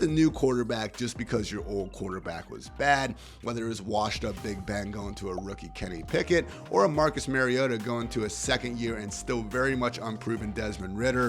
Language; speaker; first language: English; native; English